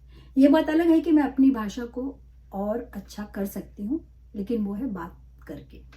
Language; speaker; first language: Hindi; non-native, local second language; Malayalam